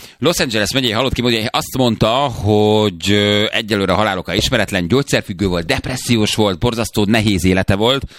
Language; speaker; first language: Hungarian; native; Hungarian